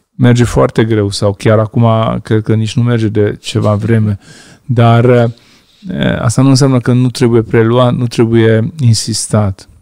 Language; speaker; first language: Romanian; non-native, local second language; Hungarian